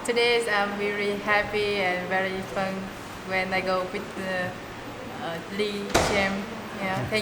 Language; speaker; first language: English; non-native, learner; Vietnamese